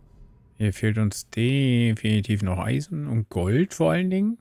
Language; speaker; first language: German; native; German